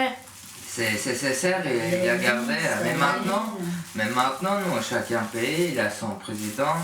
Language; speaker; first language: French; non-native, learner; Armenian